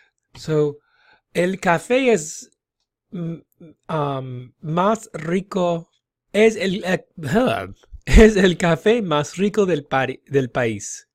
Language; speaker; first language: Spanish; non-native, fluent; English